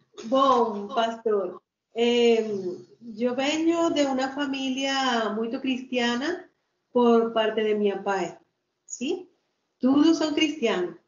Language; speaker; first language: Portuguese; non-native, learner; Spanish